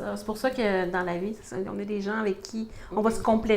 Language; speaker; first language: French; native; French